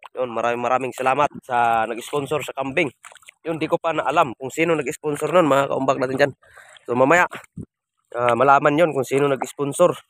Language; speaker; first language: Filipino; non-native, local second language; Cebuano